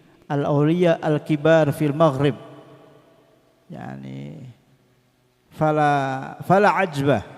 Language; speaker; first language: Arabic; non-native, fluent; Indonesian